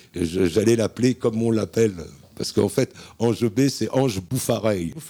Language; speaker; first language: French; native; French